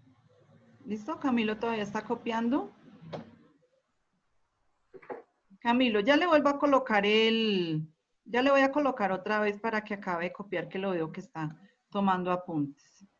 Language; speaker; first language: Spanish; native; Spanish